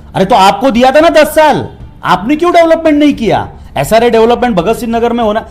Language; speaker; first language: Hindi; non-native, local second language; Marathi